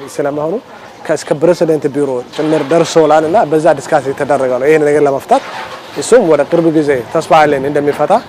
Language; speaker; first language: Amharic; non-native, local second language; Somali